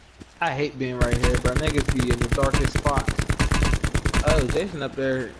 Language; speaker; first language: English; native; English